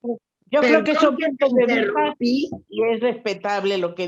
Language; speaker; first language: Spanish; native; Spanish